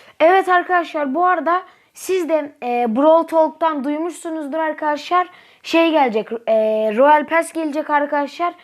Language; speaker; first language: Turkish; native; Turkish